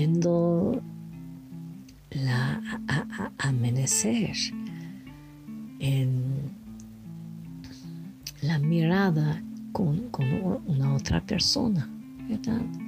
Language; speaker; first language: Spanish; non-native, learner; French